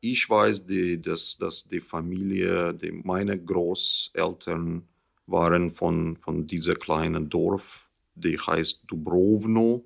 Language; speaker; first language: German; non-native, learner; English